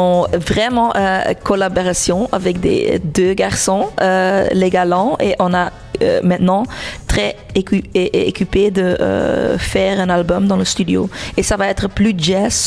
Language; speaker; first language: French; non-native, local second language; Dutch